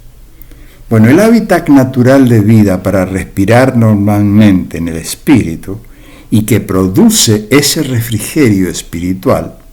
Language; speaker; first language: Spanish; native; Spanish